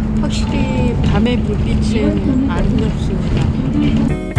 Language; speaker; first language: Korean; native; Korean